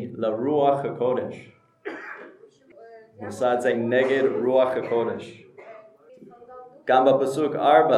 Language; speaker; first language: Hebrew; non-native, fluent; English